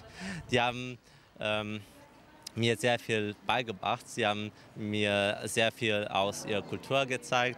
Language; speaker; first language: German; early bilingual, other home language; Romanian